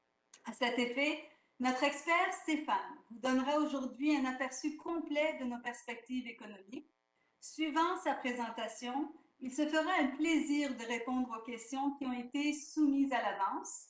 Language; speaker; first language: French; native; French